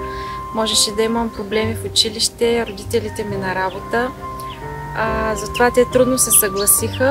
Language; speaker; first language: Bulgarian; native; Bulgarian